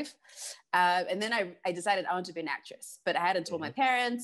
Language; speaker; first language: English; non-native, local second language; Shona